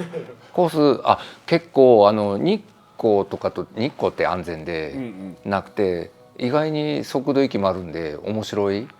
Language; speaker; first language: Japanese; native; Japanese